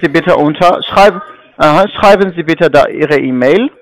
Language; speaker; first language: German; non-native, learner; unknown